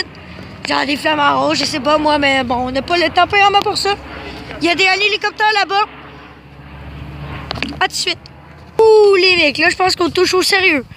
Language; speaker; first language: French; native; French